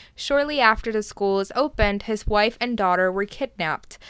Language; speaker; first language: English; early bilingual, other home language; Spanish